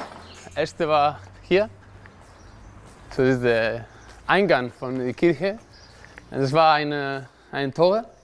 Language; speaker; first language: German; non-native, learner; Spanish